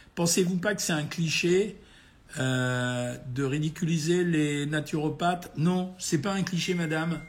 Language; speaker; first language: French; native; French